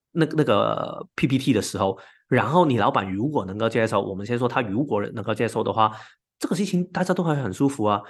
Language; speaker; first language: Chinese; non-native, local second language; Cantonese